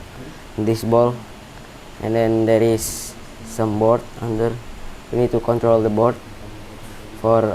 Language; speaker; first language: English; non-native, learner; Indonesian